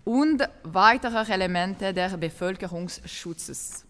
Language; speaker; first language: German; non-native, local second language; French